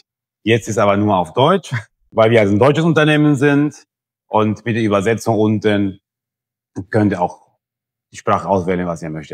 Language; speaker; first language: German; non-native, fluent; Spanish